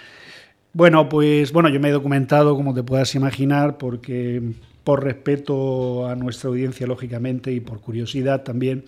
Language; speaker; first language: Spanish; native; Spanish